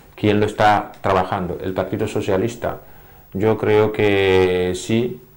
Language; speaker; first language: Spanish; non-native, fluent; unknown